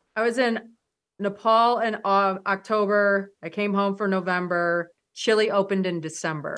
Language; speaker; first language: English; native; English